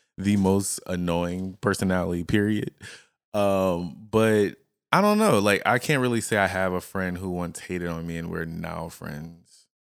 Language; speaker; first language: English; native; English